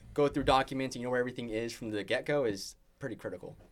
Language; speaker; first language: English; native; English